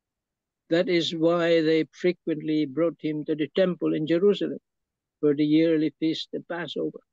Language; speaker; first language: English; non-native, local second language; Filipino